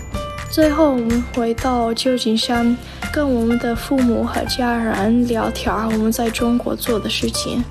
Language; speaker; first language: Chinese; non-native, learner; English